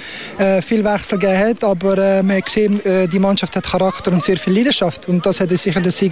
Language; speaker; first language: German; native; German